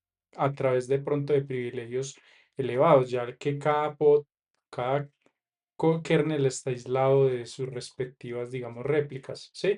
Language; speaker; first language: Spanish; native; Spanish